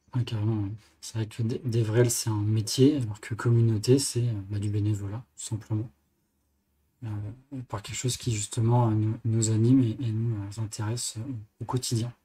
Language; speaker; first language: French; native; French